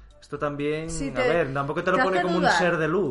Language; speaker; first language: Spanish; native; Spanish